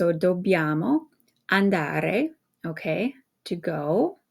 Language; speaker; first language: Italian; non-native, fluent; English